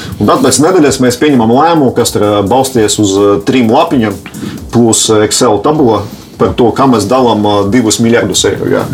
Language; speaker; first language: Latvian; non-native, local second language; Russian